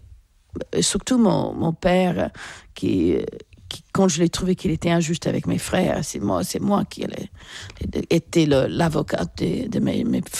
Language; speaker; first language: French; non-native, fluent; English